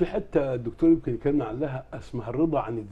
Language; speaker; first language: Arabic; native; Arabic